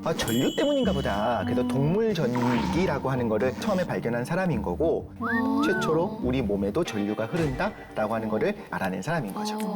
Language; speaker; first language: Korean; native; Korean